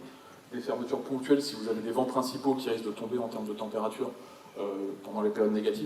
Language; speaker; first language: French; native; French